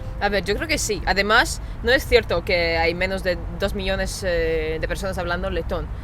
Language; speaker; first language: Spanish; non-native, fluent; Latvian